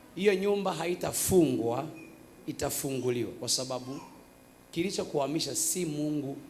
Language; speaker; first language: Swahili; native; Swahili